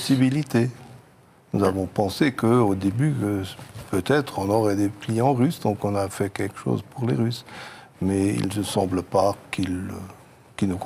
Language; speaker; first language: French; non-native, local second language; German